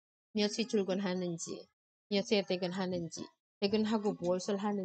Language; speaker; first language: Korean; non-native, fluent; Indonesian